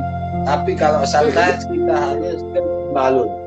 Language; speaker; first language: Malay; non-native, local second language; Sasak